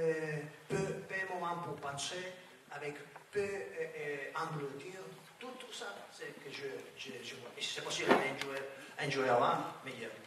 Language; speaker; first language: French; non-native, learner; Spanish